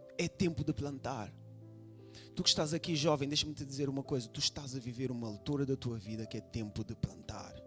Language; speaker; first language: Portuguese; non-native, local second language; Kabuverdianu